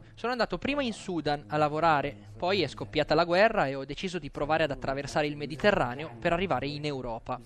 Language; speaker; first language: Italian; non-native, fluent; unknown